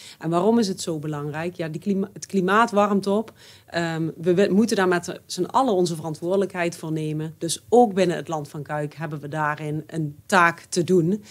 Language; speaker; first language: Dutch; native; Dutch